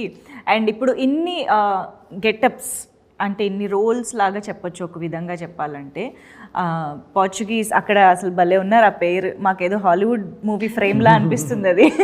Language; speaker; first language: Telugu; native; Telugu